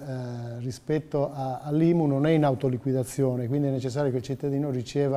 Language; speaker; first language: Italian; native; Italian